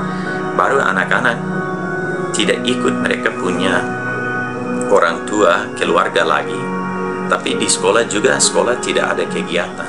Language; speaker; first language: Indonesian; non-native, fluent; English